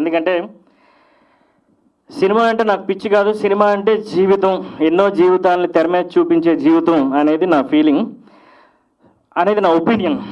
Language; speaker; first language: Telugu; native; Telugu